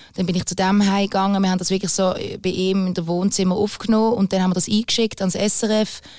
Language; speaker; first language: German; native; German